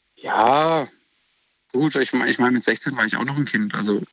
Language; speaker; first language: German; native; German